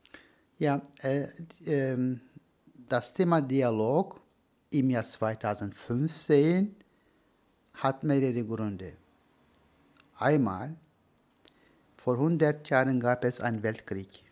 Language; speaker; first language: German; non-native, learner; Turkish